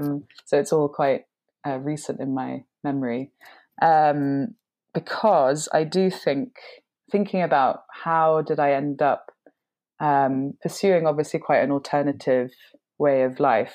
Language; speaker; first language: English; native; English